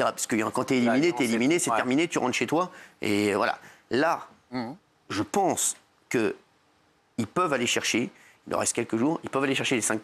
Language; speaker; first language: French; native; French